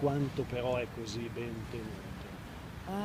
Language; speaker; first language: Italian; native; Italian